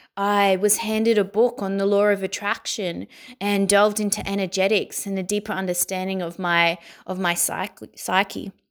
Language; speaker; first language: English; native; English